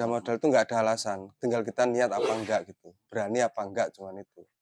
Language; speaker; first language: Indonesian; non-native, local second language; Javanese